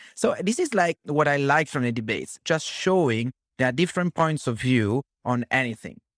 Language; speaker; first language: English; non-native, fluent; Italian